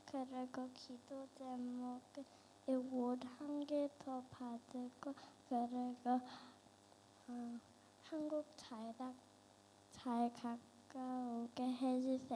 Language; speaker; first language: Korean; early bilingual, other home language; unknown